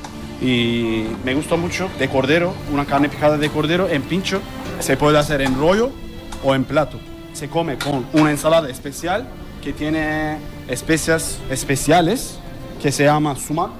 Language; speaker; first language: Spanish; non-native, learner; Turkish